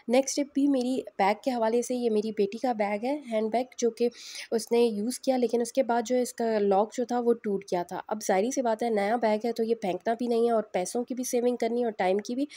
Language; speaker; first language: Hindi; native; Hindi